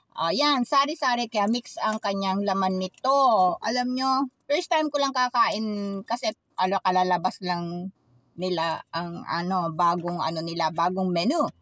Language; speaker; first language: Filipino; native; Filipino